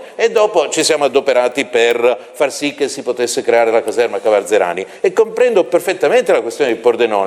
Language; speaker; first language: Italian; native; Italian